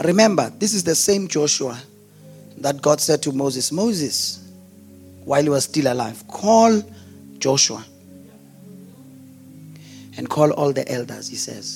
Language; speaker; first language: English; non-native, local second language; Zulu